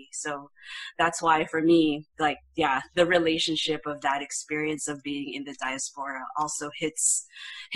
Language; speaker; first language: English; non-native, local second language; Filipino